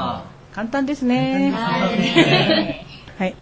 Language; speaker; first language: Japanese; non-native, learner; Chinese